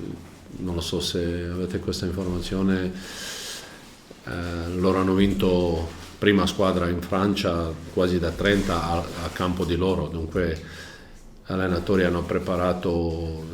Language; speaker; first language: Italian; non-native, learner; Croatian